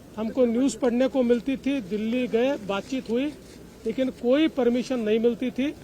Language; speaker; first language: Hindi; non-native, local second language; Marathi